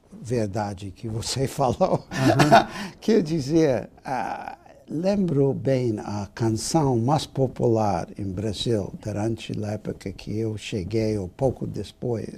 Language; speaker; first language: Portuguese; non-native, fluent; English